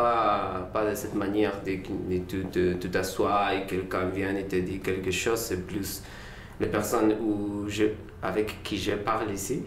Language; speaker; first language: French; non-native, learner; Spanish